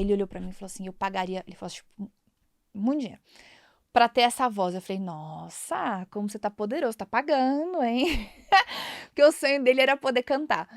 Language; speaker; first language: Portuguese; native; Portuguese